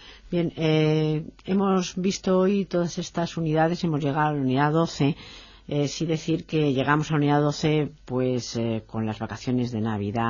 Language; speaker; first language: Spanish; native; Spanish